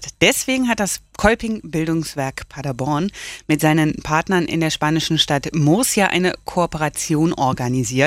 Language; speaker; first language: German; native; German